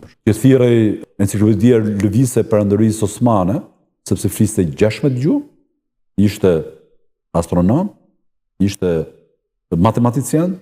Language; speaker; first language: Albanian; native; Albanian